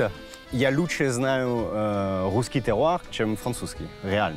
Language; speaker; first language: Russian; non-native, fluent; French